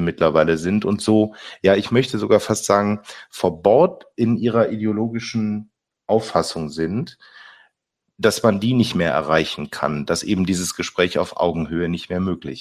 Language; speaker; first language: German; native; German